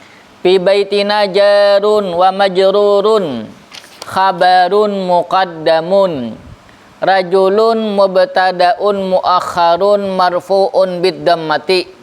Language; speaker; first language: Arabic; non-native, fluent; Indonesian